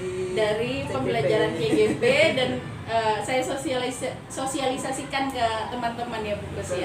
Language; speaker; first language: Indonesian; native; Indonesian